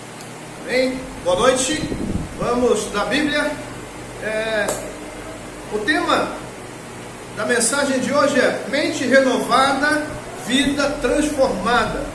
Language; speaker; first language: Portuguese; native; Portuguese